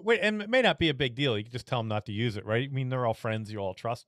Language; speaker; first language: English; native; English